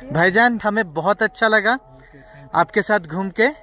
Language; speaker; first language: Hindi; non-native, local second language; Bangla